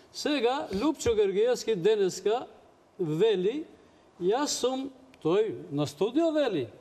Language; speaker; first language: Macedonian; non-native, local second language; Albanian